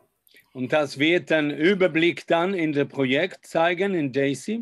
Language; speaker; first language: German; non-native, fluent; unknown